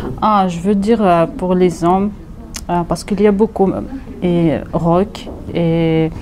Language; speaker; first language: French; non-native, fluent; Russian